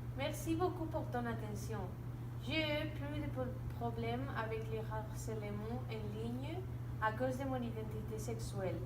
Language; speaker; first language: French; non-native, learner; Spanish